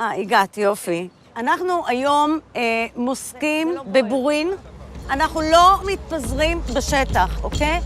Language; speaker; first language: Hebrew; native; Hebrew